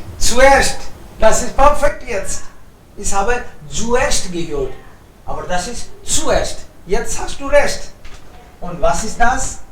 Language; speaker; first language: German; non-native, fluent; Hindi